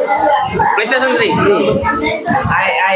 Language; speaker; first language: English; non-native, learner; Indonesian